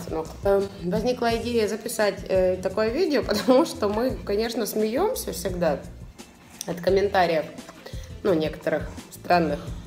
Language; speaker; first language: Russian; native; Russian